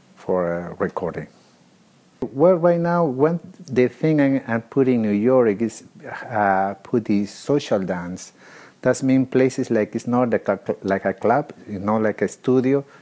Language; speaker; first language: English; non-native, learner; Spanish